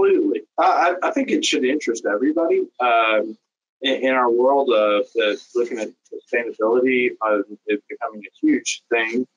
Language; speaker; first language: English; native; English